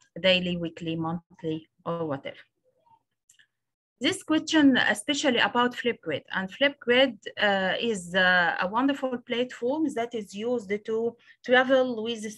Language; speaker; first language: English; non-native, local second language; Arabic